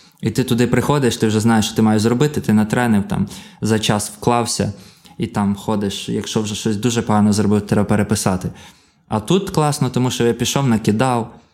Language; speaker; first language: Ukrainian; native; Ukrainian